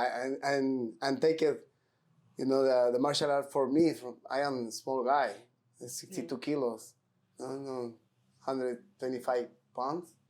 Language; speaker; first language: English; non-native, learner; Spanish